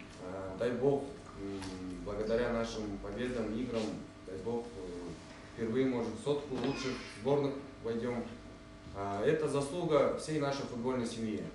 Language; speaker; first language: Russian; native; Russian